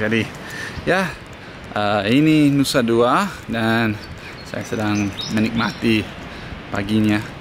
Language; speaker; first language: Indonesian; non-native, fluent; English